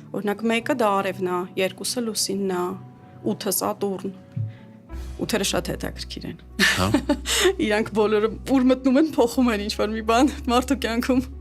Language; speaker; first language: Armenian; early bilingual, heritage; Armenian